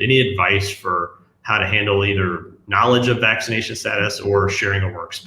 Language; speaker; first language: English; native; English